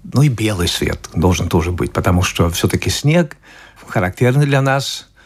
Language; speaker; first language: Russian; non-native, fluent; Swedish